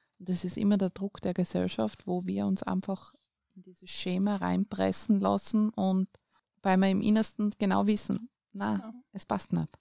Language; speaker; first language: German; native; German